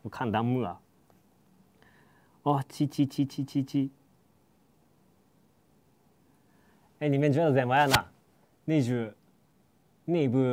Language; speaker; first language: Chinese; non-native, fluent; Japanese